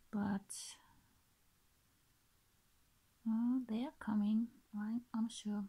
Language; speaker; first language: English; non-native, learner; Finnish